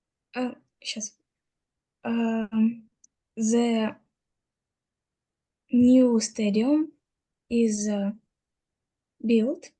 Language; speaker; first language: English; non-native, learner; Russian